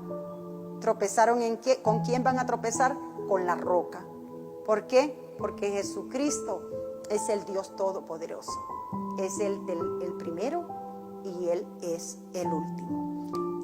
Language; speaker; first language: Spanish; native; Spanish